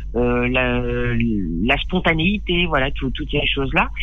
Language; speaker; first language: French; native; French